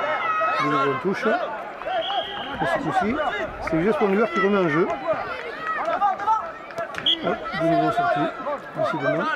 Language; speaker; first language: French; native; French